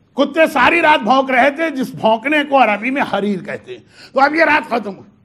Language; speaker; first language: Hindi; native; Hindi